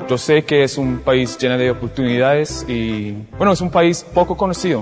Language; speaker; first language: Spanish; non-native, fluent; English